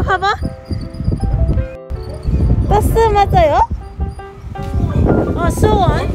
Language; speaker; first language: Korean; non-native, learner; Cantonese